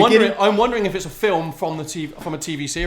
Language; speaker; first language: English; native; English